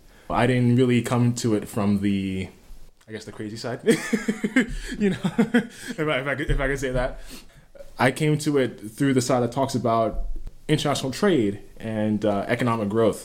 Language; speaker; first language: English; native; English